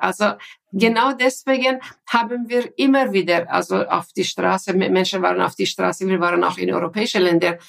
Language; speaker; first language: German; non-native, fluent; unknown